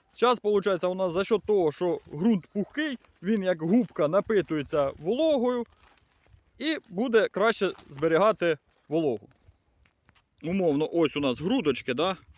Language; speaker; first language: Ukrainian; native; Ukrainian